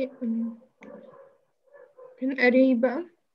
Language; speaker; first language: Arabic; native; Arabic